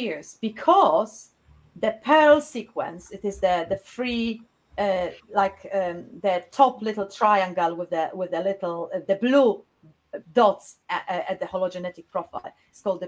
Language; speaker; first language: English; non-native, fluent; Polish